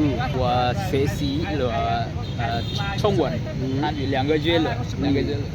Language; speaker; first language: Chinese; non-native, learner; Vietnamese